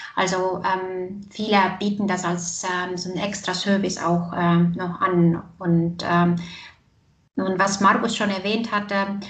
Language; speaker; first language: German; non-native, fluent; Estonian